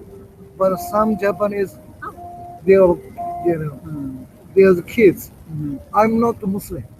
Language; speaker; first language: English; non-native, learner; Japanese